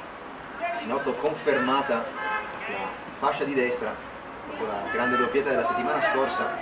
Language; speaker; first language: Italian; native; Italian